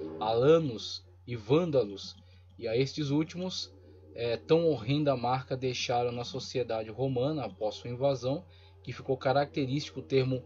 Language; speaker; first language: Portuguese; native; Portuguese